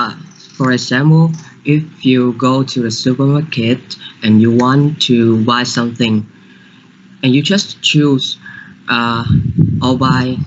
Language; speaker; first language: English; non-native, learner; Vietnamese